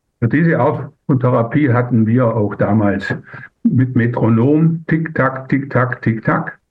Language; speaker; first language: German; native; German